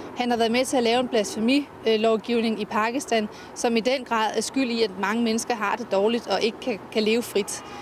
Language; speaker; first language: Danish; native; Danish